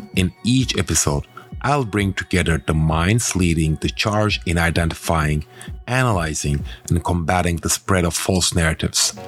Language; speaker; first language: English; non-native, fluent; Turkish